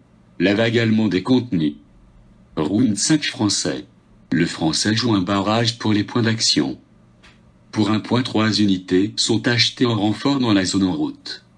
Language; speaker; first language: French; native; French